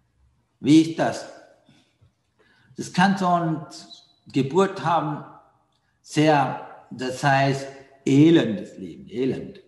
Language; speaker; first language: German; non-native, learner; Sinhala